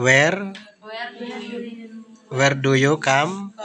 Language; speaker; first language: English; non-native, learner; Indonesian